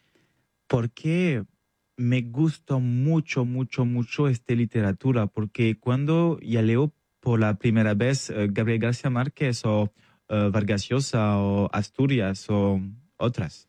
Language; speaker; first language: Spanish; non-native, learner; French